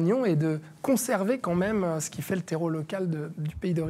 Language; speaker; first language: French; native; French